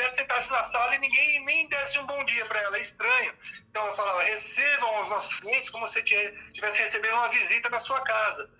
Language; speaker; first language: Portuguese; native; Portuguese